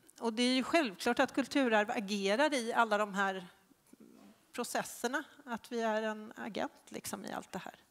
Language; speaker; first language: Swedish; native; Swedish